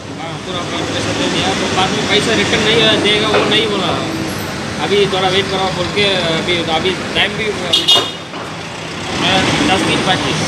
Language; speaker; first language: Hindi; non-native, local second language; Tamil